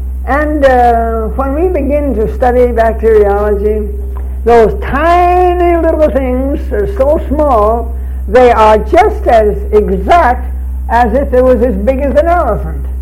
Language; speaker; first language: English; early bilingual, other home language; Chinese